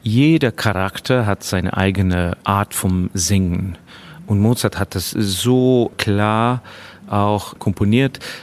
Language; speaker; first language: German; non-native, fluent; Estonian